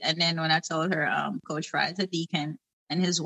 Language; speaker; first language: English; non-native, local second language; Jamaican Creole English